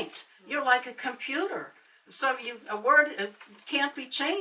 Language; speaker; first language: English; native; English